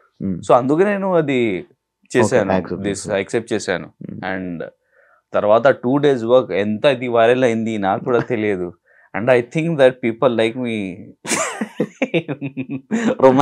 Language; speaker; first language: Telugu; non-native, learner; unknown